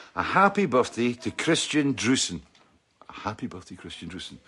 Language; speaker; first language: English; native; English